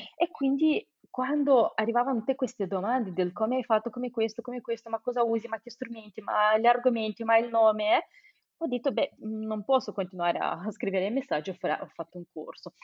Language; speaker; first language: Italian; non-native, fluent; Romanian